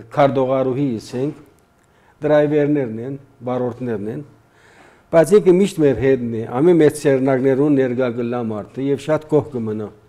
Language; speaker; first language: Armenian; early bilingual, heritage; Armenian